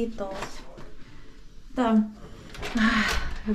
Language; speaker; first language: Finnish; non-native, learner; Filipino